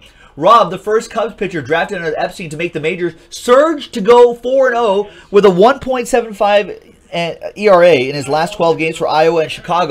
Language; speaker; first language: English; native; English